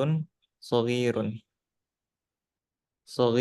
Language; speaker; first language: Arabic; non-native, learner; Indonesian